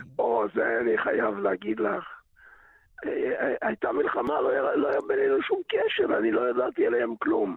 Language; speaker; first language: Hebrew; early bilingual, other home language; Yiddish